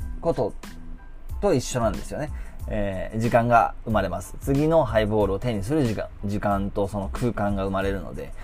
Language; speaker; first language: Japanese; native; Japanese